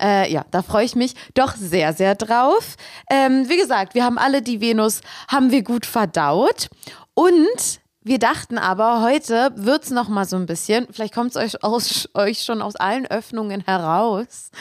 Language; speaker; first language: German; native; German